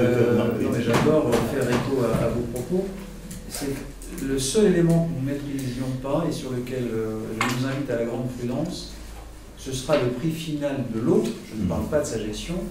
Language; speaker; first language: French; native; French